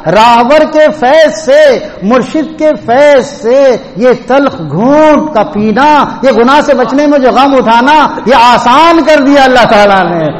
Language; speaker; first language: Urdu; native; Urdu